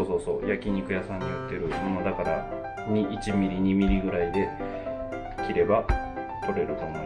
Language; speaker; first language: Japanese; native; Japanese